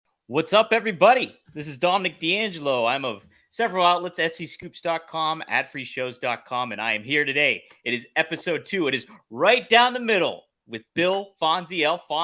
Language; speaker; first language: English; native; English